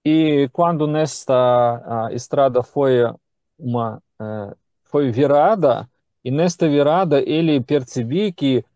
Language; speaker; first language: Portuguese; non-native, learner; Russian